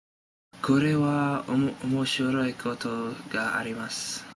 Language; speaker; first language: Japanese; non-native, learner; English